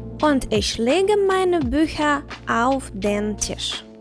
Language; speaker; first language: German; non-native, fluent; Ukrainian